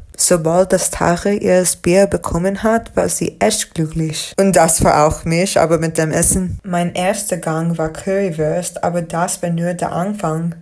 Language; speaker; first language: German; non-native, learner; English